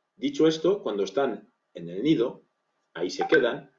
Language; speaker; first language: Spanish; early bilingual, other home language; French